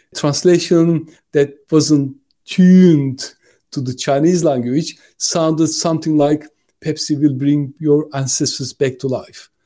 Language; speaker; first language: English; non-native, fluent; Turkish